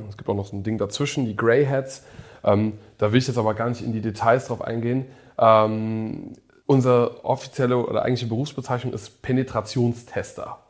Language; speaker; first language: German; early bilingual, other home language; English